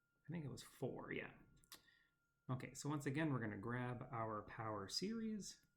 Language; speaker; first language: English; native; English